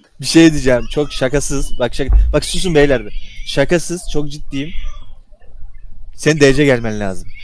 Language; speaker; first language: Turkish; native; Turkish